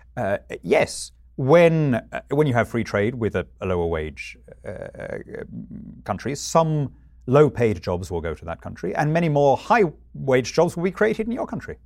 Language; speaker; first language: English; native; English